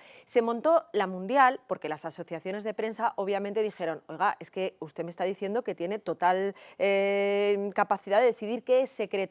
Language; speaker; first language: Spanish; native; Spanish